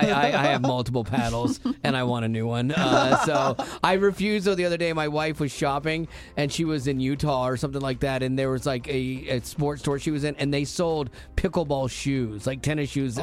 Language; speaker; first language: English; native; English